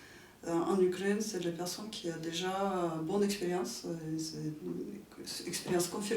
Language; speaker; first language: French; non-native, fluent; Ukrainian